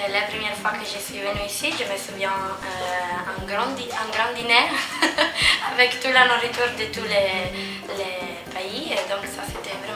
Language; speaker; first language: French; non-native, fluent; Italian